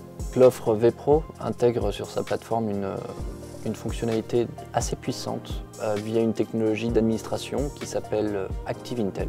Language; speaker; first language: French; native; French